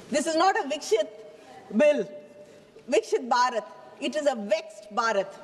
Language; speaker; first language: English; non-native, local second language; Tamil